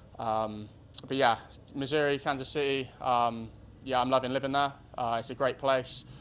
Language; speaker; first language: English; native; English